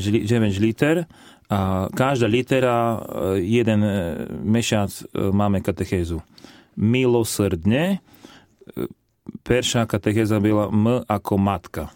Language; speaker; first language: Polish; non-native, learner; Slovak